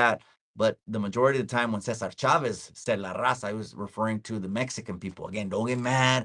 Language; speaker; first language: English; early bilingual, other home language; Spanish